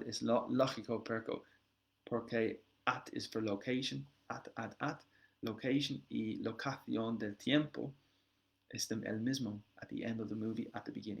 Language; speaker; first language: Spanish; non-native, learner; English